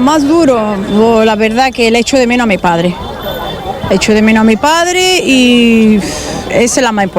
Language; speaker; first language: Spanish; non-native, learner; Arabic